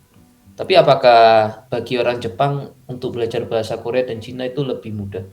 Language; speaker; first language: Indonesian; native; Indonesian